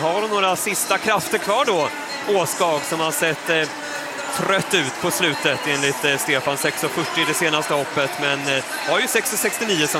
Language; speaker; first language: Swedish; native; Swedish